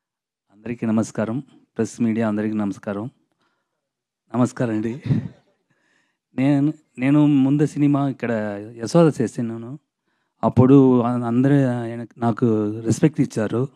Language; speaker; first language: Telugu; non-native, learner; Tamil